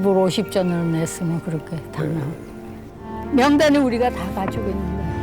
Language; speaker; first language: Korean; native; Korean